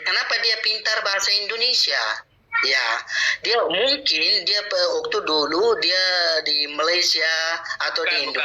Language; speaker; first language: Indonesian; non-native, learner; Rohingya